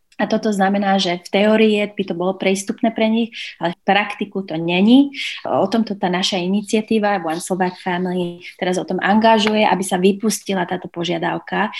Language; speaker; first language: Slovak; early bilingual, other home language; English